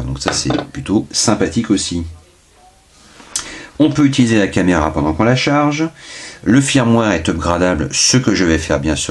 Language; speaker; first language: French; native; French